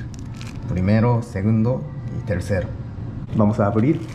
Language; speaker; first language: Spanish; non-native, learner; Japanese